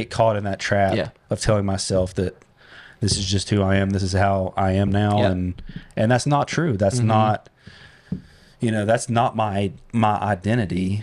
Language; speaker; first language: English; native; English